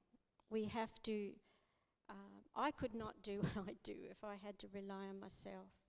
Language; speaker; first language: English; native; English